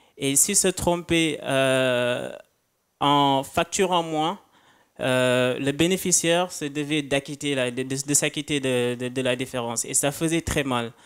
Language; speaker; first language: French; non-native, local second language; Wolof